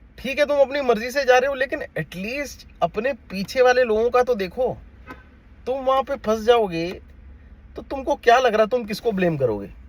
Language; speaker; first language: Hindi; native; Hindi